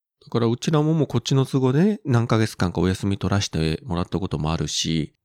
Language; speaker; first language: Japanese; native; Japanese